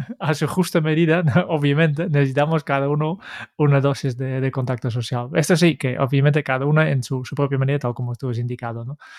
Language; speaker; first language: Spanish; non-native, fluent; Dutch